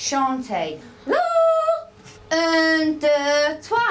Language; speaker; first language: French; non-native, fluent; English